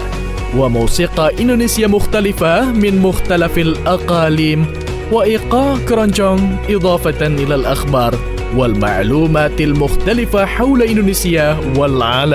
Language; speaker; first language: Arabic; non-native, fluent; Indonesian